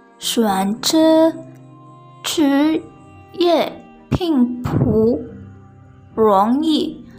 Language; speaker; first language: Chinese; non-native, learner; Indonesian